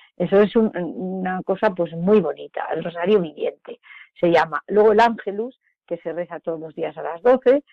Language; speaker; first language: Spanish; native; Spanish